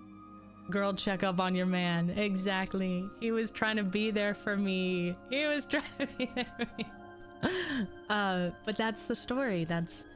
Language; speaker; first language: English; native; English